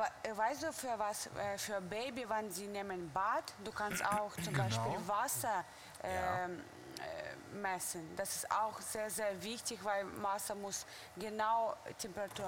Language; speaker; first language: German; non-native, fluent; Russian